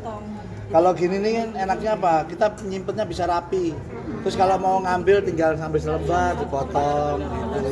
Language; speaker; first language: Indonesian; native; Indonesian